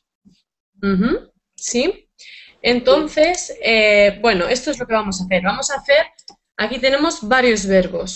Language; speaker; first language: Spanish; native; Spanish